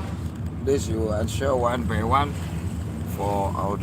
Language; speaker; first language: English; non-native, learner; Indonesian